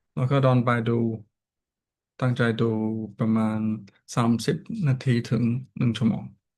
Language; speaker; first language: Thai; non-native, learner; English